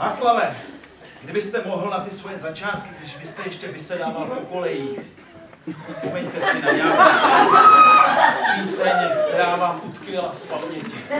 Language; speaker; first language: Czech; native; Czech